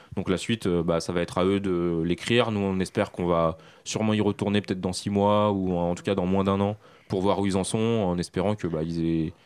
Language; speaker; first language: French; native; French